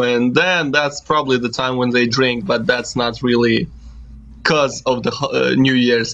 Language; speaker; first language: English; non-native, fluent; Kazakh